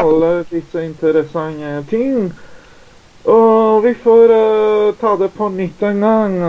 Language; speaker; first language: Norwegian; non-native, fluent; Greek